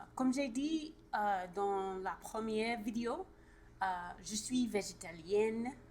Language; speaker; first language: French; non-native, learner; English